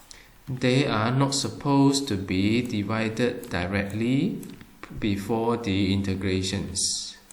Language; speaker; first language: English; non-native, fluent; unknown